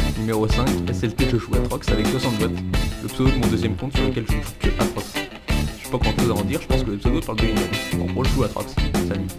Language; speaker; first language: French; native; French